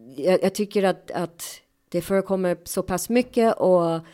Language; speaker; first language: Swedish; non-native, fluent; English